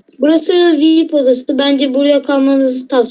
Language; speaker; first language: Turkish; native; Turkish